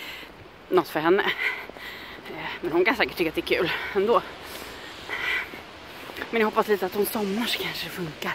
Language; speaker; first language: Swedish; native; Swedish